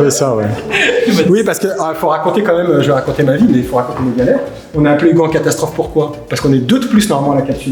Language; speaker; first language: French; native; French